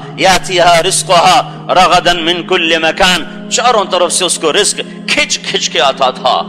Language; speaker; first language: Urdu; non-native, local second language; Punjabi